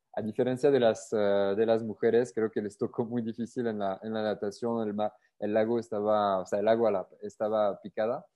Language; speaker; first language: Spanish; non-native, fluent; French